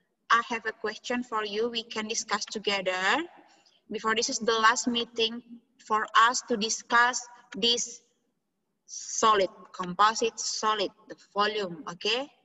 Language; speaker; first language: English; non-native, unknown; Indonesian